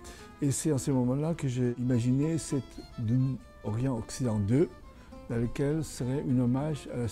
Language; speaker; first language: French; non-native, fluent; Catalan